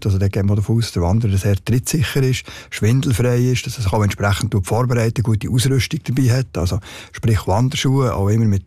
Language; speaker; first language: German; native; German